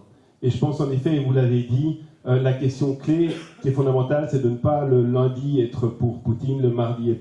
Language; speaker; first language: French; native; French